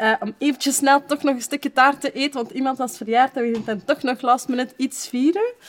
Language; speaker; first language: Dutch; early bilingual, other home language; Arabic